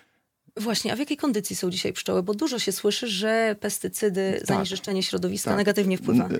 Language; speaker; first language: Polish; native; Polish